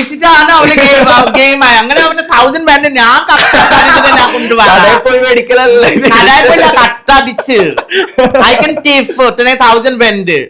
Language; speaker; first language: Malayalam; non-native, local second language; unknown